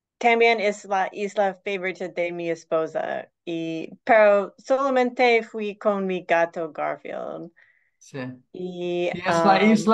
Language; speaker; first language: Spanish; non-native, learner; English